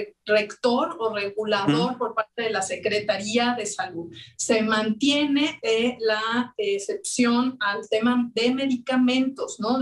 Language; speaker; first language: Spanish; native; Spanish